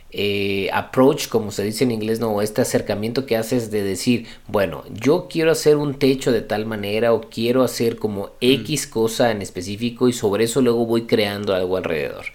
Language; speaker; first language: Spanish; native; Spanish